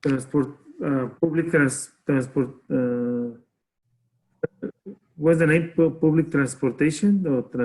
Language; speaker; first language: English; non-native, learner; Spanish